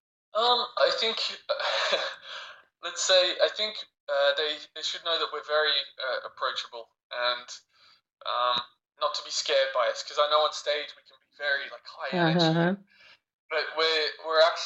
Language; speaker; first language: English; native; English